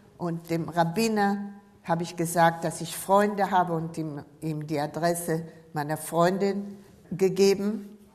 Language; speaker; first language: German; native; German